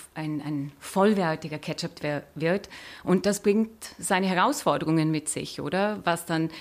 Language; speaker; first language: German; native; German